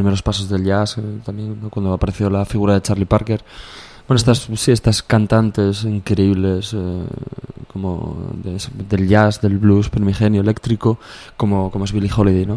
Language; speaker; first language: Spanish; native; Spanish